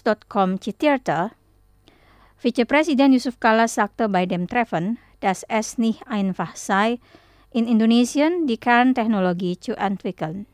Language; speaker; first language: German; non-native, fluent; Indonesian